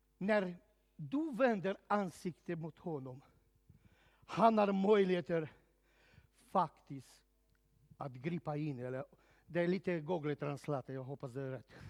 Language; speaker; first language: Swedish; non-native, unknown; Serbian